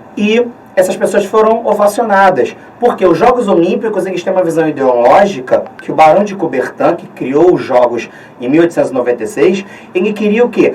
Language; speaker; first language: Portuguese; native; Portuguese